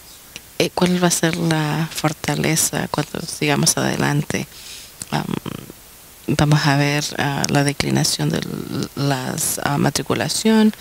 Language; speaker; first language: Spanish; non-native, fluent; English